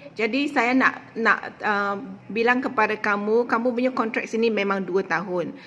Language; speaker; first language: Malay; non-native, local second language; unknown